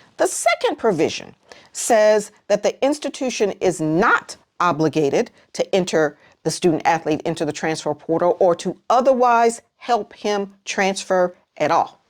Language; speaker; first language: English; native; English